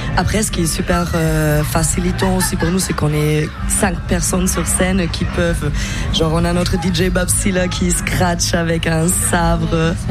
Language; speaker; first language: French; non-native, fluent; German